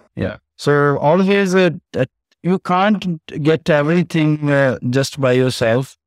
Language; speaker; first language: English; non-native, local second language; Punjabi